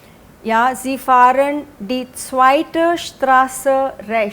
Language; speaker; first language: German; non-native, fluent; Hindi